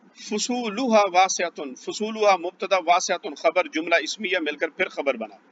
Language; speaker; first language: Urdu; native; Urdu